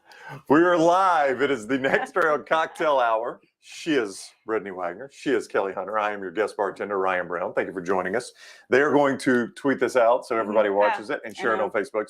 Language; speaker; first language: English; native; English